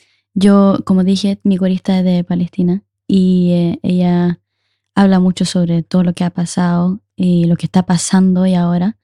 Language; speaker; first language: Spanish; early bilingual, heritage; Spanish